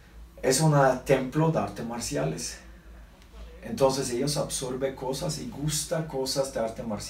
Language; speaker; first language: Spanish; non-native, learner; Norwegian